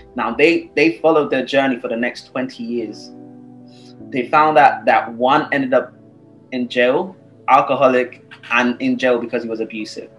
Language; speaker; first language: English; non-native, local second language; Yoruba